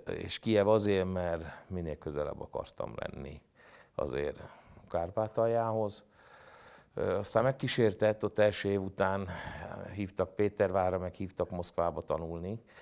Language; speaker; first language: Hungarian; native; Hungarian